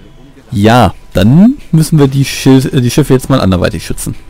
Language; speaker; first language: German; native; German